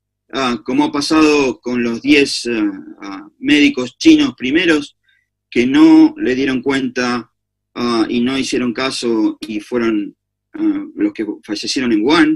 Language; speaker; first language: Spanish; native; Spanish